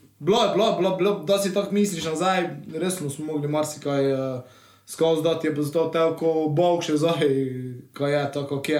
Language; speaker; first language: Slovenian; native; Slovenian